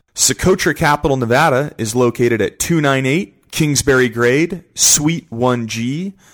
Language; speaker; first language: English; native; English